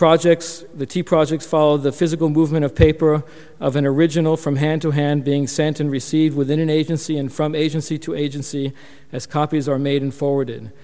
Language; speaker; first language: English; native; English